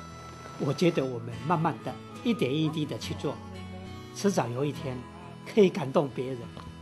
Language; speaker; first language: Chinese; native; Chinese